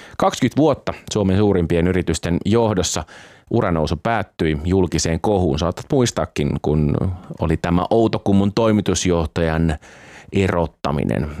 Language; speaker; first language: Finnish; native; Finnish